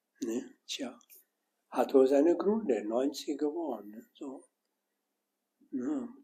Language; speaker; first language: German; non-native, learner; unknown